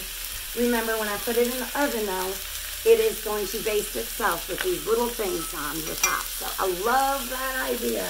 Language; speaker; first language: English; native; English